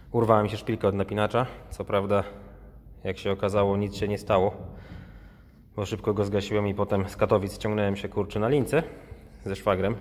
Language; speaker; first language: Polish; native; Polish